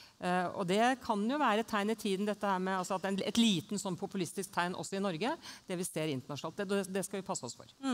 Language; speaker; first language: Norwegian; native; Norwegian